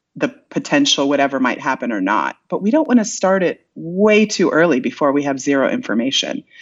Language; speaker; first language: English; native; English